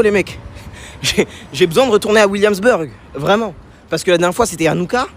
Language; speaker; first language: French; native; French